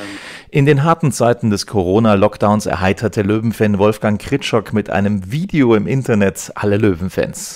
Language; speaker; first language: German; native; German